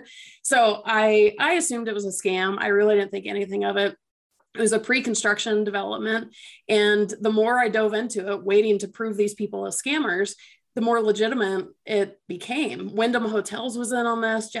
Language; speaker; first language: English; native; English